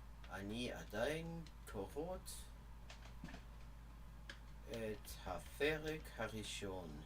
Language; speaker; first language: Hebrew; non-native, learner; English